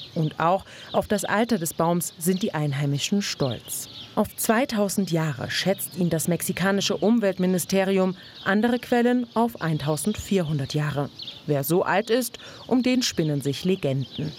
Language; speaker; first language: German; native; German